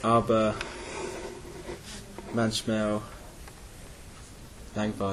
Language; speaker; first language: German; non-native, learner; English